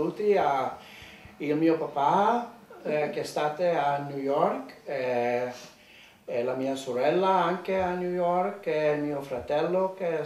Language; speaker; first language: Italian; early bilingual, heritage; Italian